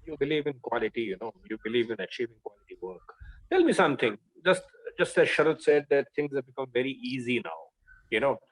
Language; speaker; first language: English; non-native, local second language; Hindi